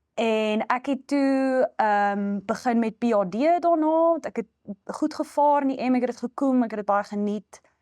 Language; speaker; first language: Afrikaans; native; Afrikaans